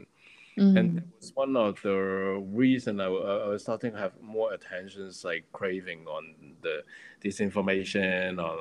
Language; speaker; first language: English; non-native, local second language; Cantonese